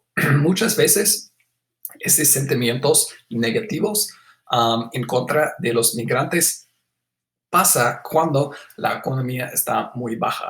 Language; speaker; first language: Spanish; non-native, fluent; English